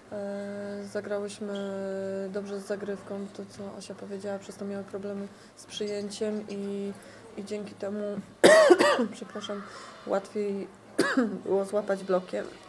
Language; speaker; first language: Polish; native; Polish